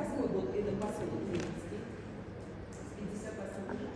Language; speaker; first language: Russian; native; Russian